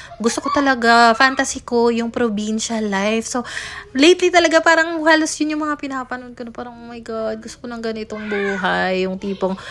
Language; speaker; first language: Filipino; native; Filipino